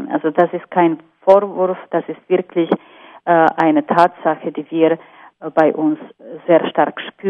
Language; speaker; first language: German; non-native, fluent; Slovak